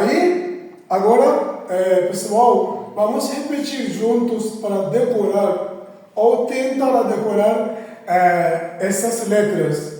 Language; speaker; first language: Portuguese; non-native, fluent; Hindi